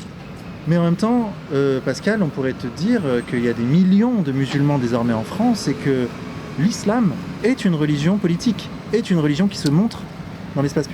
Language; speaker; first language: French; native; French